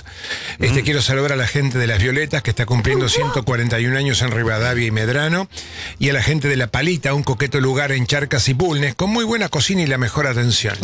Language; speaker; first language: Spanish; native; Spanish